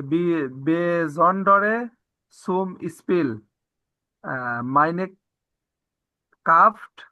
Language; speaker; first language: German; non-native, learner; Bangla